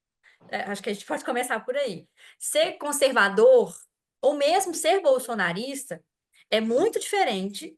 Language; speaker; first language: Portuguese; native; Portuguese